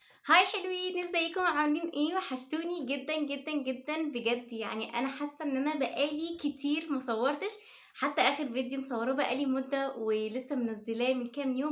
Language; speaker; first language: Arabic; native; Arabic